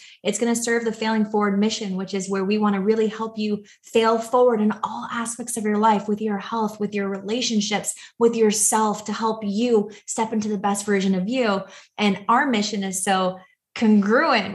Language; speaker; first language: English; native; English